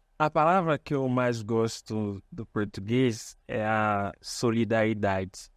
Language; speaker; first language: Portuguese; non-native, fluent; Haitian Creole